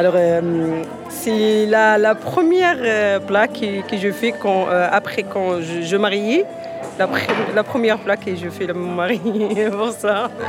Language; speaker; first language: French; non-native, learner; Arabic